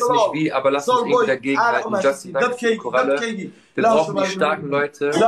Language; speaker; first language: German; early bilingual, other home language; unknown